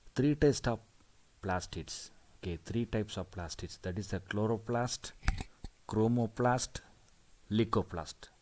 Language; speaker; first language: English; non-native, local second language; Tamil